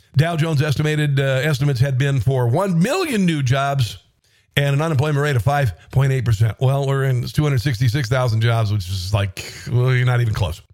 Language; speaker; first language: English; native; English